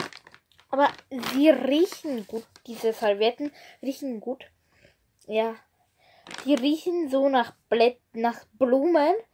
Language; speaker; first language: German; non-native, learner; Bulgarian